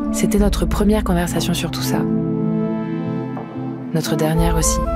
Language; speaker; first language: French; native; French